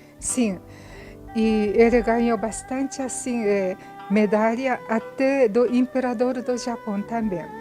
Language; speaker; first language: Portuguese; non-native, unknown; Japanese